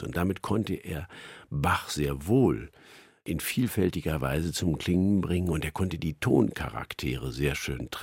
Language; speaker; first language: German; native; German